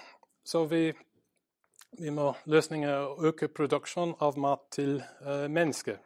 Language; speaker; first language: Norwegian; non-native, learner; English